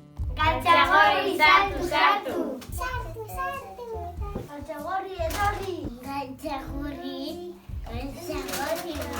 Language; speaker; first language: Basque; non-native, local second language; Spanish